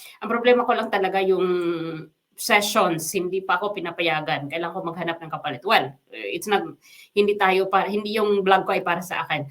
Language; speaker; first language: Filipino; non-native, local second language; Waray